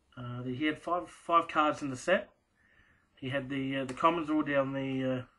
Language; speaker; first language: English; native; English